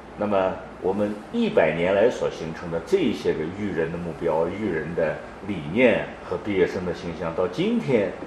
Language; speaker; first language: Chinese; native; Chinese